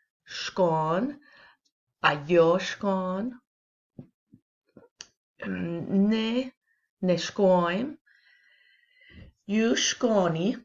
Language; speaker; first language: Albanian; non-native, learner; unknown